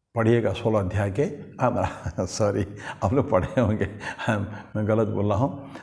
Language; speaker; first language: Hindi; non-native, local second language; Bangla